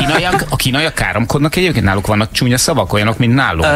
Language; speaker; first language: Hungarian; native; Hungarian